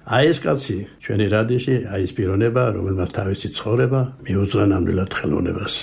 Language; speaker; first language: Georgian; native; Georgian